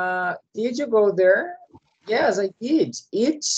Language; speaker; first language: English; non-native, learner; Portuguese